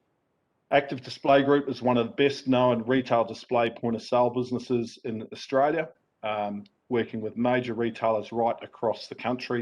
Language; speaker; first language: English; native; English